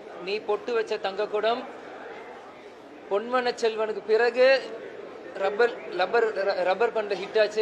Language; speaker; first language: Tamil; native; Tamil